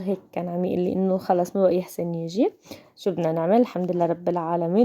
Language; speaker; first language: Arabic; native; Arabic